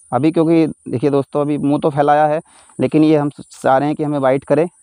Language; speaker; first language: Hindi; native; Hindi